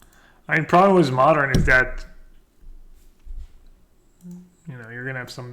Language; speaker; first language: English; non-native, fluent; French